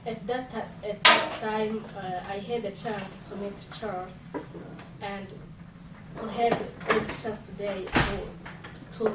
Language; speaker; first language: English; non-native, local second language; Kinyarwanda